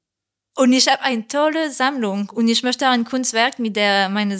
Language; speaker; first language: German; non-native, learner; French